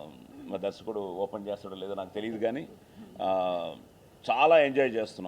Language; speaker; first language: Telugu; native; Telugu